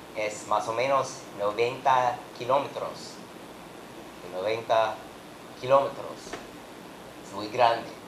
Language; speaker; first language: Spanish; non-native, learner; English